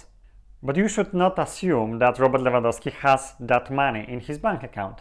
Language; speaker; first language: English; non-native, fluent; Polish